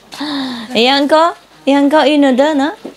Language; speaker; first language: French; non-native, learner; Vietnamese